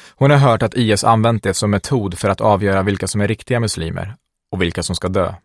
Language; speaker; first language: Swedish; early bilingual, other home language; Kurdish